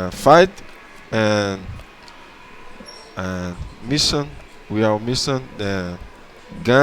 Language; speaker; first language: English; non-native, learner; Portuguese